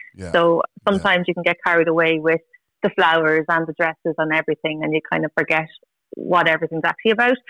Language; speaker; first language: English; native; English